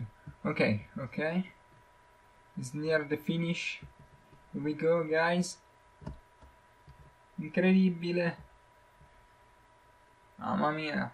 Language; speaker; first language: English; non-native, learner; Italian